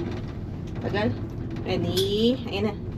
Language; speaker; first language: Filipino; native; Filipino